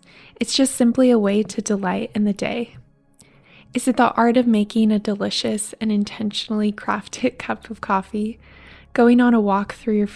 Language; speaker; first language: English; native; English